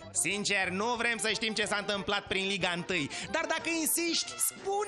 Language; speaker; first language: Romanian; native; Romanian